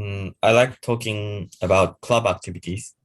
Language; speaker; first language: English; non-native, learner; Japanese